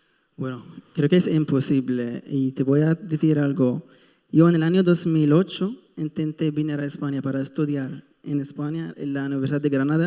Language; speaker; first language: Spanish; non-native, fluent; Arabic